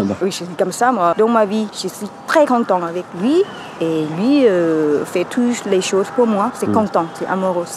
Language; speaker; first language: French; non-native, learner; Thai